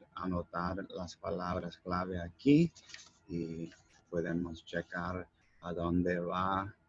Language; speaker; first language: Spanish; non-native, learner; English